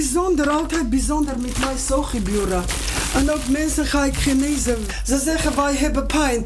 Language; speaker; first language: Dutch; non-native, learner; Armenian